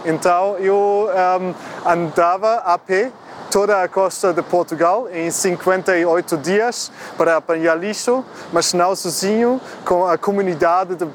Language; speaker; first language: Portuguese; non-native, fluent; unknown